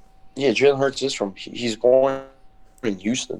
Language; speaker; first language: English; native; English